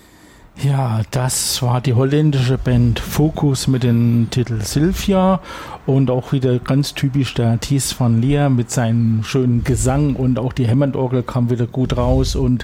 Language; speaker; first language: German; native; German